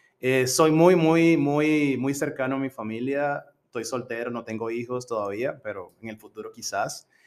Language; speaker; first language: Spanish; native; Spanish